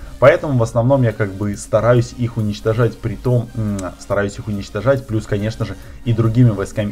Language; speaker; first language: Russian; native; Russian